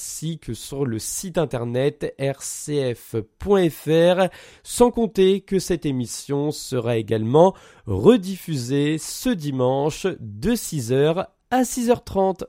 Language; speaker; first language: French; native; French